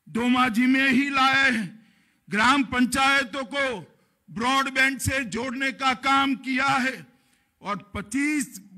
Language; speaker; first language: Hindi; non-native, local second language; Gujarati